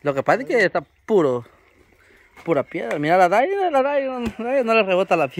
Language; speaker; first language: Spanish; native; Spanish